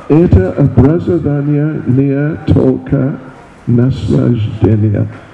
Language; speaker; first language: Russian; non-native, learner; English